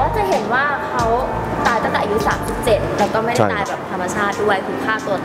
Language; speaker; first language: Thai; native; Thai